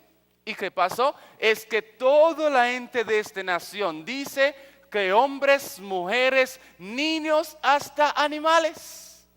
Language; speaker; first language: Spanish; non-native, fluent; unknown